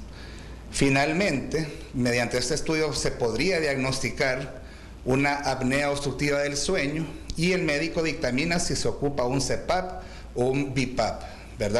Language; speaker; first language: Spanish; native; Spanish